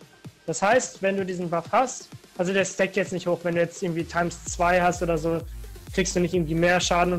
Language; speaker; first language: German; native; German